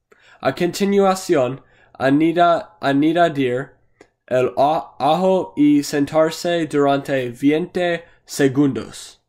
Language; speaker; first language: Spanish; non-native, learner; English